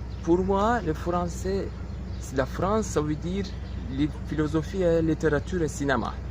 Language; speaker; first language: French; non-native, learner; Turkish